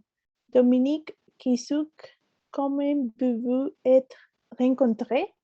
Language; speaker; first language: French; non-native, learner; Spanish